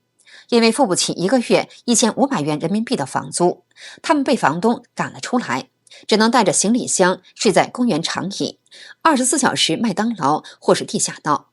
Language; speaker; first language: Chinese; native; Chinese